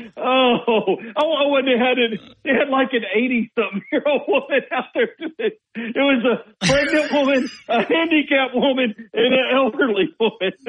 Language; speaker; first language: English; native; English